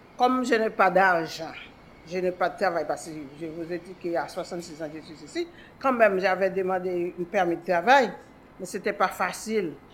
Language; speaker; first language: French; non-native, local second language; Haitian Creole